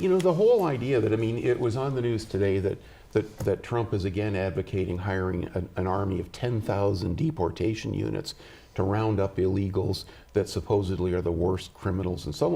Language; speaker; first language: English; native; English